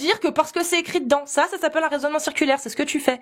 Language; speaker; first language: French; native; French